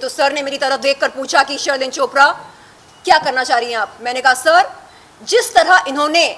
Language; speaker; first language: Hindi; native; Hindi